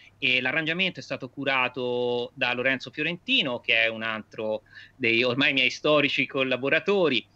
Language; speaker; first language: Italian; native; Italian